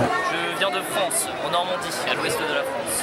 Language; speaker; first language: French; native; French